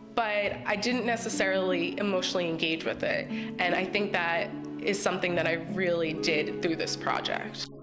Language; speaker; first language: English; native; English